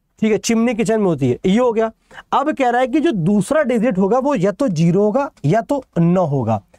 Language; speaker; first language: Hindi; native; Hindi